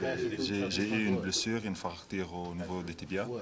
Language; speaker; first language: French; non-native, local second language; Arabic